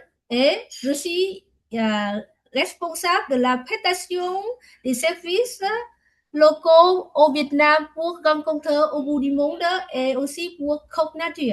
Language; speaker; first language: French; non-native, learner; Vietnamese